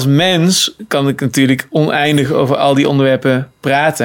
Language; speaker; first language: Dutch; native; Dutch